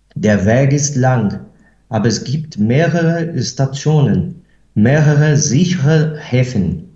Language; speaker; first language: German; non-native, fluent; Portuguese